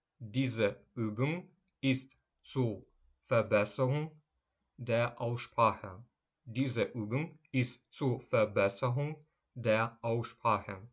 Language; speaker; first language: German; non-native, fluent; Ukrainian